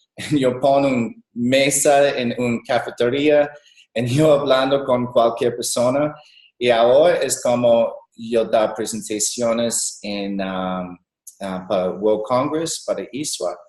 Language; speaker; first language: Spanish; non-native, learner; English